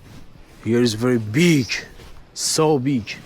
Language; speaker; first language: English; non-native, learner; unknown